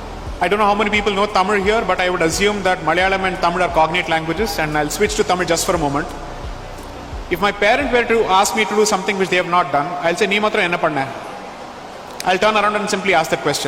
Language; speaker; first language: English; non-native, local second language; Tamil